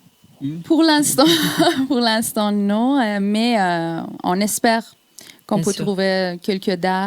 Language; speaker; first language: French; non-native, fluent; Persian